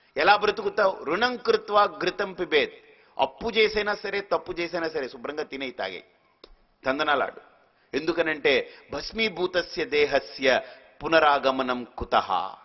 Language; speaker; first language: Telugu; native; Telugu